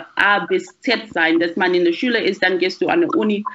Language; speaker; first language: German; non-native, fluent; Shona